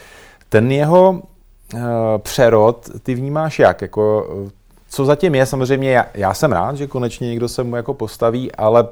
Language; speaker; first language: Czech; native; Czech